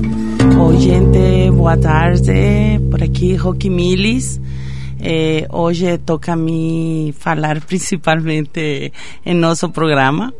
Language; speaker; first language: Portuguese; non-native, fluent; Spanish